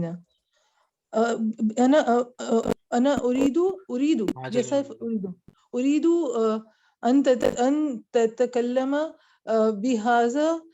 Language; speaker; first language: Arabic; non-native, learner; Urdu